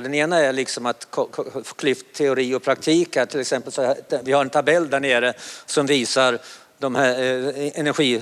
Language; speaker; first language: Swedish; native; Swedish